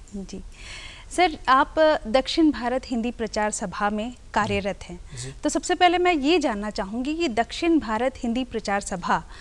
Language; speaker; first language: Hindi; native; Hindi